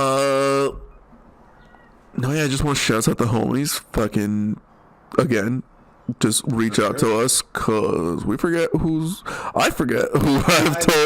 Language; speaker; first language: English; native; English